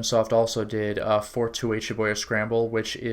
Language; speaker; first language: English; native; English